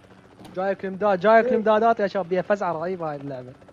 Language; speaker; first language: Arabic; native; Arabic